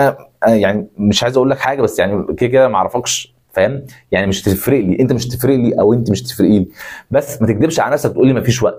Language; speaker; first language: Arabic; native; Arabic